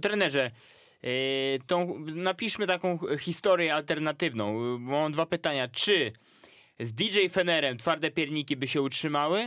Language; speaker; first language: Polish; native; Polish